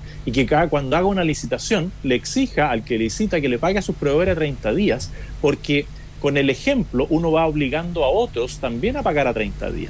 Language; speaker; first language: Spanish; native; Spanish